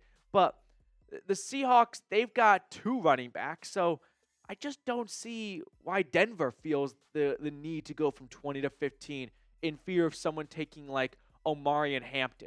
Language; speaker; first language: English; native; English